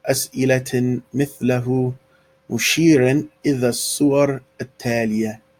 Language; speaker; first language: Arabic; non-native, fluent; English